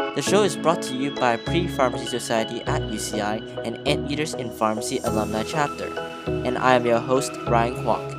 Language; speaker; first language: English; early bilingual, other home language; Cantonese